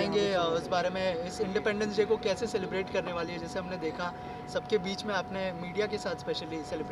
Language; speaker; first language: Hindi; native; Hindi